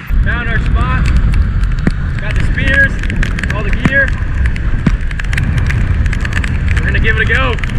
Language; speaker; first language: English; native; English